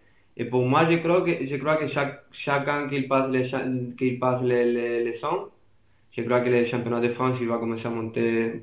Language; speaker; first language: French; non-native, fluent; Spanish